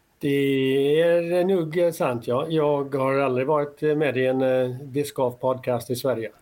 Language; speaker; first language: Swedish; non-native, fluent; English